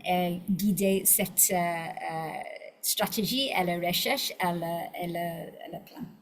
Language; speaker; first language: French; non-native, learner; English